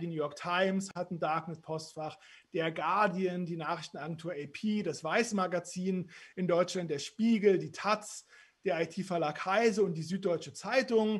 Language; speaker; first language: German; native; German